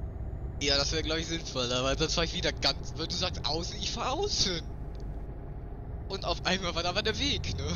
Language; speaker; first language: German; native; German